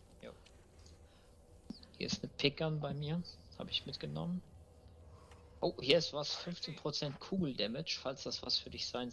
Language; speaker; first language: German; native; German